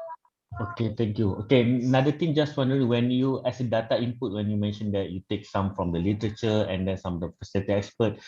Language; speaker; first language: English; non-native, local second language; Malay